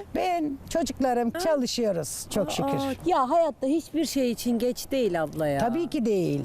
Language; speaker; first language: Turkish; native; Turkish